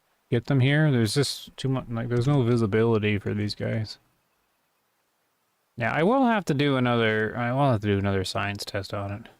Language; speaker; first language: English; native; English